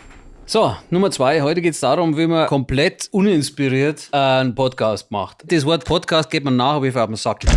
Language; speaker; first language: German; native; German